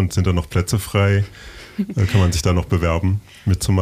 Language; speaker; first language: German; native; German